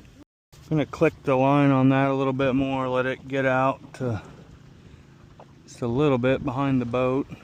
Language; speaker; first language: English; native; English